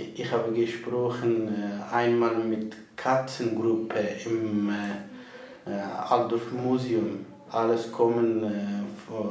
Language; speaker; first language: German; non-native, learner; Persian